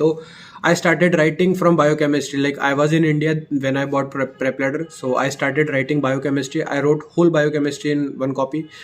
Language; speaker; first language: Hindi; native; Hindi